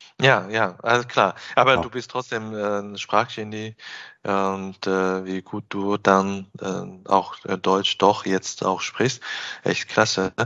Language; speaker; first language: German; non-native, fluent; Chinese